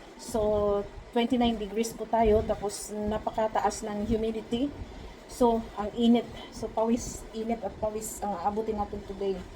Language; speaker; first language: Filipino; non-native, local second language; Cebuano